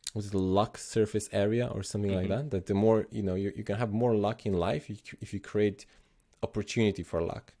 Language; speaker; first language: English; non-native, fluent; Slovenian